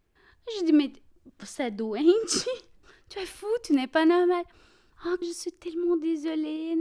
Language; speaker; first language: French; non-native, fluent; Portuguese